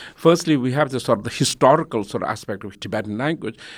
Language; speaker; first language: English; non-native, local second language; Tibetan